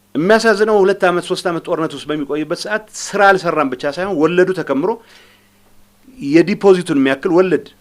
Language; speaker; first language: Amharic; non-native, local second language; Tigrinya